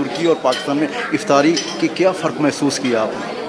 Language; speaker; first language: Urdu; native; Urdu